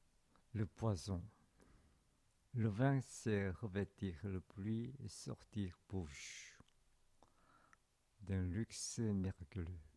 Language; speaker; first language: French; non-native, learner; Korean